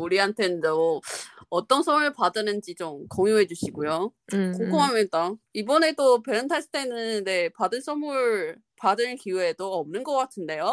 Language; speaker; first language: Korean; non-native, fluent; Chinese